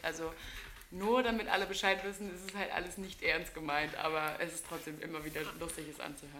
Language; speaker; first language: German; native; German